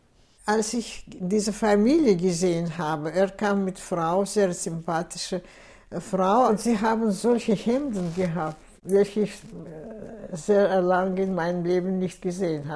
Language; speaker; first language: German; non-native, fluent; Russian